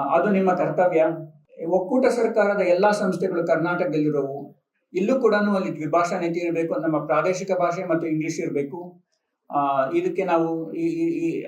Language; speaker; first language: Kannada; non-native, local second language; Telugu